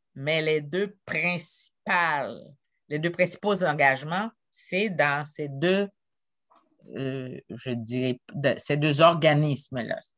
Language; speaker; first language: French; non-native, local second language; Haitian Creole